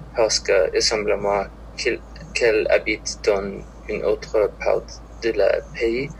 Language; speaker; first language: French; non-native, learner; English